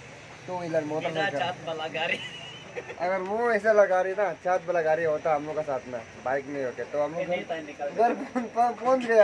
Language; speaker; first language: Hindi; non-native, local second language; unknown